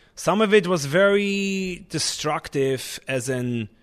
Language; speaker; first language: English; non-native, fluent; Swiss German